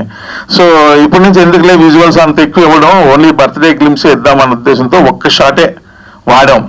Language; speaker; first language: Telugu; native; Telugu